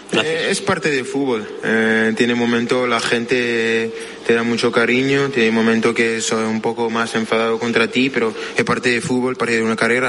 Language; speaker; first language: Spanish; non-native, fluent; French